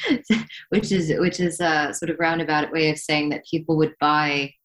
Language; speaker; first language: English; native; English